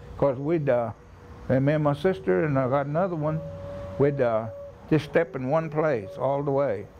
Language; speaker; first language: English; native; English